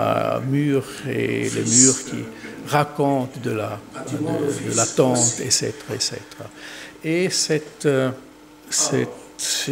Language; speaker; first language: French; non-native, learner; German